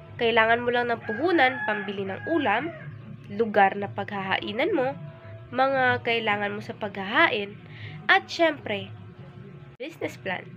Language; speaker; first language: Filipino; native; Filipino